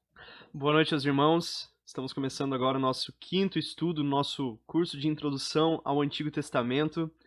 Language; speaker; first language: Portuguese; native; Portuguese